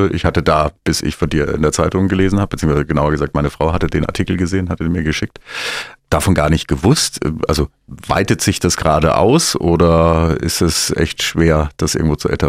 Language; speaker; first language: German; native; German